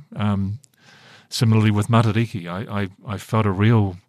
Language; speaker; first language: English; native; English